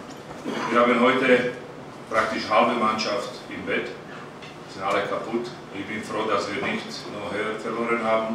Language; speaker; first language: German; non-native, fluent; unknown